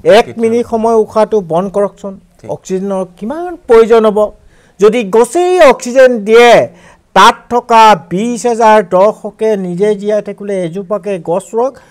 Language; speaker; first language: Assamese; non-native, local second language; Mising